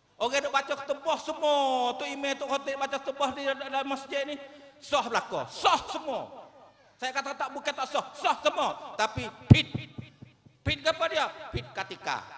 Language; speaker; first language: Malay; native; Malay